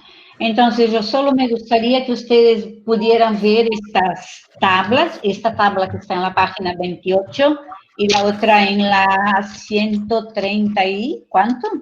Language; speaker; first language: Spanish; non-native, fluent; Portuguese